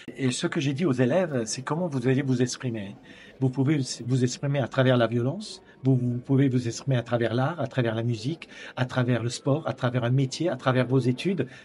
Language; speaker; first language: French; non-native, local second language; Armenian